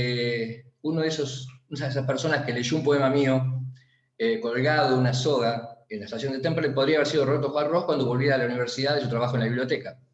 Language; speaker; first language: Spanish; native; Spanish